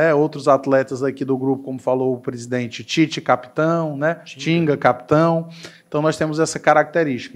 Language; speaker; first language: Portuguese; native; Portuguese